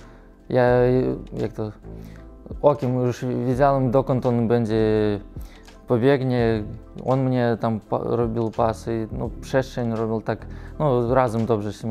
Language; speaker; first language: Polish; non-native, learner; Russian